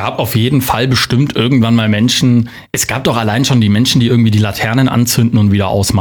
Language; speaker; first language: German; native; German